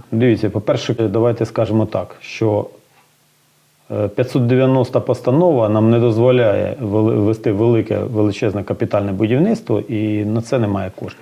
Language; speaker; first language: Ukrainian; native; Ukrainian